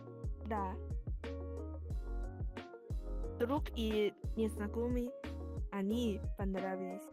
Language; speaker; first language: Russian; non-native, learner; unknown